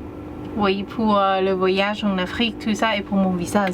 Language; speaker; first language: French; non-native, learner; Thai